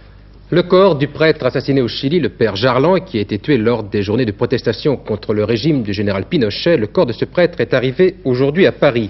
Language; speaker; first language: French; native; French